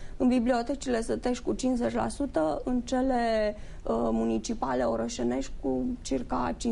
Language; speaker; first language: Romanian; native; Romanian